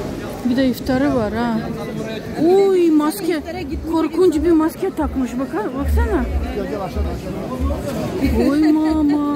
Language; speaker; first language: Turkish; non-native, fluent; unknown